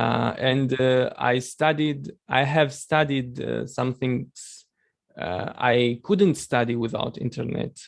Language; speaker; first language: English; non-native, learner; Chechen